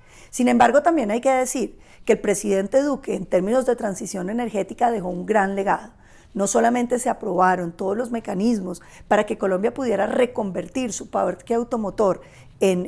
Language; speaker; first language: Spanish; native; Spanish